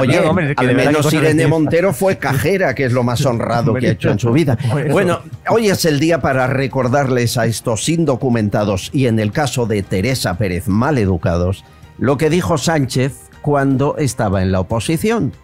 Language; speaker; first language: Spanish; native; Spanish